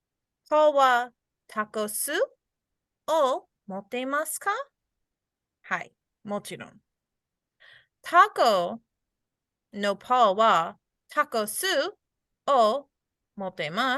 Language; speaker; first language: Japanese; non-native, fluent; English